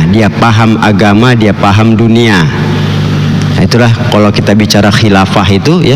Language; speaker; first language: Indonesian; native; Indonesian